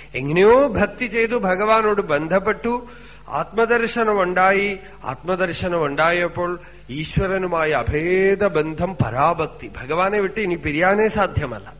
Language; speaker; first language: Malayalam; non-native, local second language; Tamil